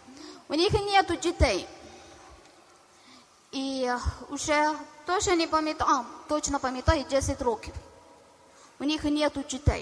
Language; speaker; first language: Ukrainian; non-native, learner; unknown